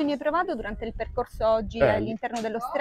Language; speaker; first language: Italian; native; Italian